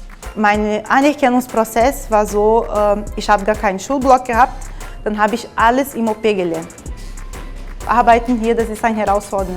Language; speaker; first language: German; non-native, fluent; Portuguese